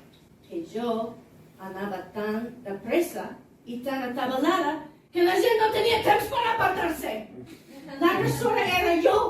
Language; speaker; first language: Catalan; non-native, fluent; English